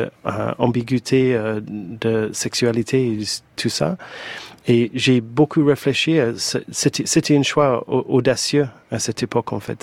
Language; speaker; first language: French; non-native, fluent; English